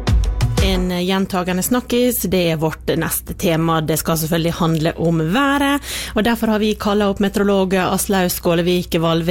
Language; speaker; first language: Norwegian; native; Norwegian